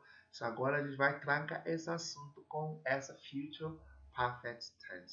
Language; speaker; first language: Portuguese; non-native, fluent; English